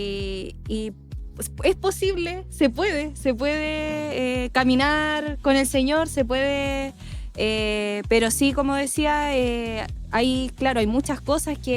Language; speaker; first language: Spanish; native; Spanish